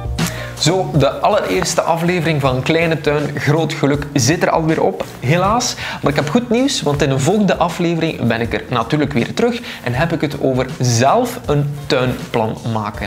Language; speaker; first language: Dutch; native; Dutch